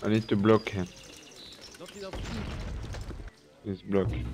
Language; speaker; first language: English; non-native, learner; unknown